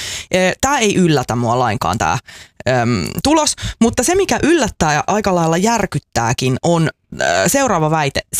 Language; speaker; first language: Finnish; native; Finnish